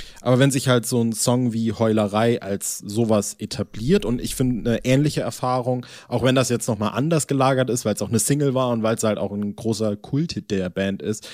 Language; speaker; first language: German; native; German